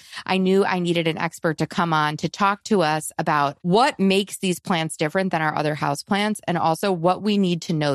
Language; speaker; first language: English; native; English